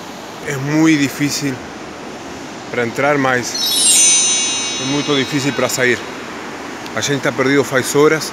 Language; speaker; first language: Spanish; non-native, learner; Portuguese